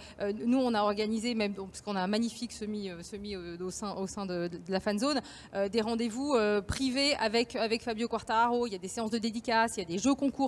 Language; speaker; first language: French; native; French